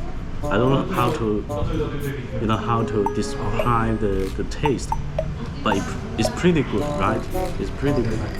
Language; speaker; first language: English; non-native, fluent; Chinese